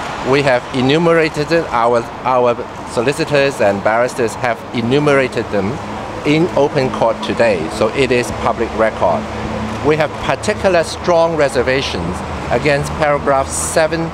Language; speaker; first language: English; non-native, local second language; Cantonese